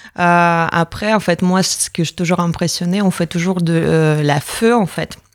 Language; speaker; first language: French; non-native, fluent; Latvian